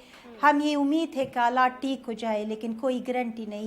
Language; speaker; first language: Hindi; non-native, learner; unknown